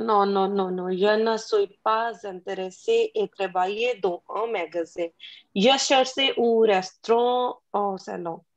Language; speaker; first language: French; non-native, learner; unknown